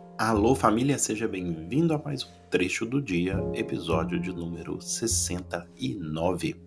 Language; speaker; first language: Portuguese; native; Portuguese